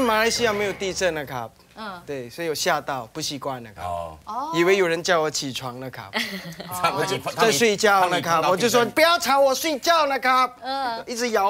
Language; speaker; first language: Chinese; native; Chinese